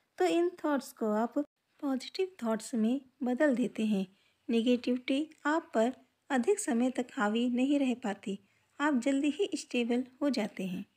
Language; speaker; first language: Hindi; native; Hindi